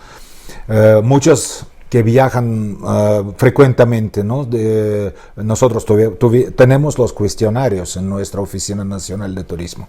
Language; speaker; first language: Spanish; non-native, fluent; Russian